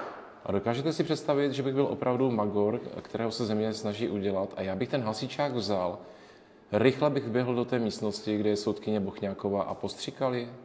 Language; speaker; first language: Czech; native; Czech